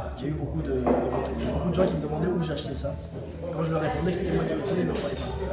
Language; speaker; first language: French; early bilingual, other home language; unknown